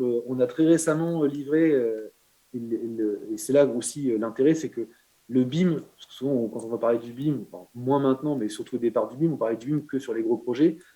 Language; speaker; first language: French; native; French